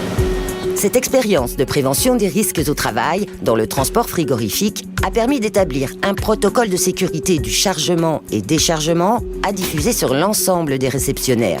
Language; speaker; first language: French; native; French